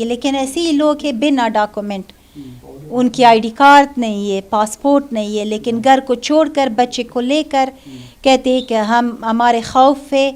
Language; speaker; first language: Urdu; non-native, fluent; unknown